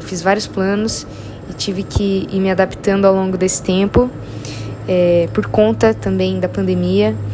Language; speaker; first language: Portuguese; native; Portuguese